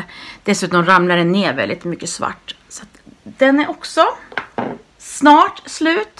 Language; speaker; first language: Swedish; native; Swedish